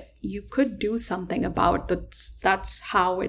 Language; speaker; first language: English; non-native, local second language; Hindi